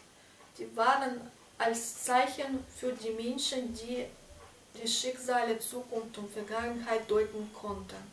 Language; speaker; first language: German; non-native, fluent; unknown